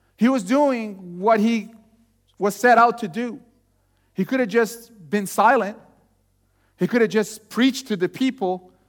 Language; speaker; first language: English; non-native, fluent; Portuguese